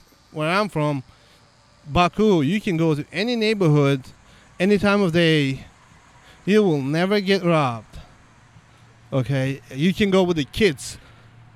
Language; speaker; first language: English; non-native, fluent; Azerbaijani